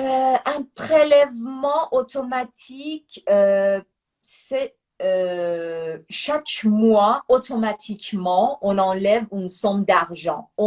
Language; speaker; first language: French; non-native, fluent; Persian